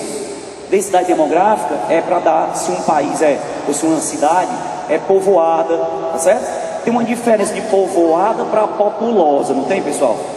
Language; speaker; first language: Portuguese; native; Portuguese